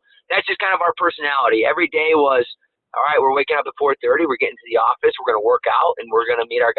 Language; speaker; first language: English; native; English